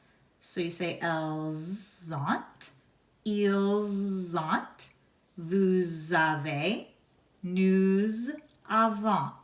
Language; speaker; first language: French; non-native, fluent; English